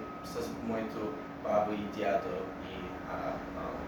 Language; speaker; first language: Bulgarian; non-native, learner; English